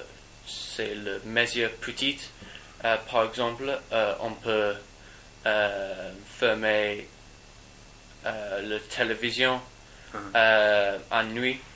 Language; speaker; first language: French; non-native, learner; English